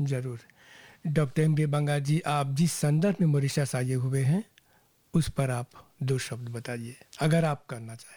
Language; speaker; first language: Hindi; native; Hindi